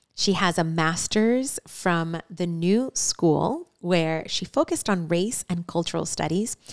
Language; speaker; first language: English; early bilingual, other home language; Spanish